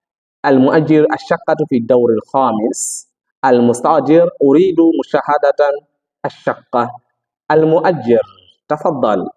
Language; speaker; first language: Arabic; non-native, fluent; Swahili